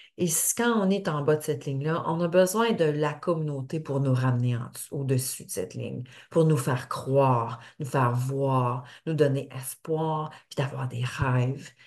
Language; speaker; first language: French; native; French